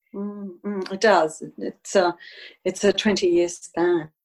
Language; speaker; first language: English; non-native, local second language; Italian